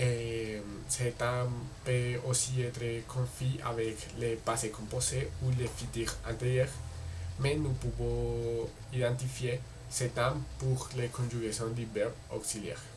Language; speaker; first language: French; non-native, learner; Spanish